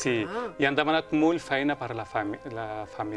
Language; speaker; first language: Catalan; non-native, local second language; Spanish